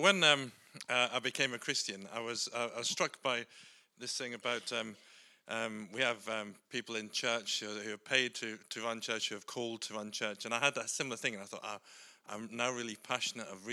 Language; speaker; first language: English; native; English